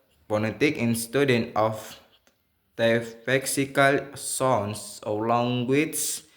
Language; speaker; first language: English; non-native, learner; Indonesian